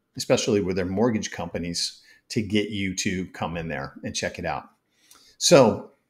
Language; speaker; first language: English; native; English